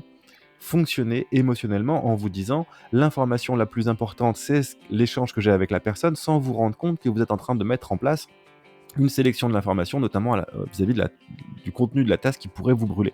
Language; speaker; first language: French; native; French